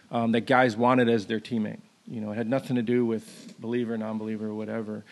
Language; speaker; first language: English; native; English